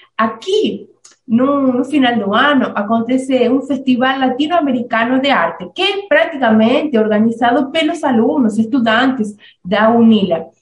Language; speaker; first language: Portuguese; non-native, fluent; Spanish